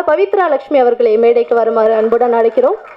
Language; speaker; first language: Tamil; native; Tamil